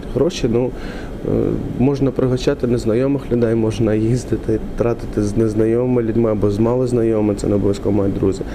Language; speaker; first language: Ukrainian; native; Ukrainian